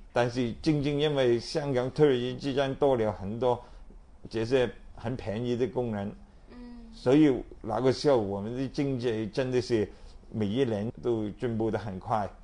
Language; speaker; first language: Chinese; non-native, local second language; Cantonese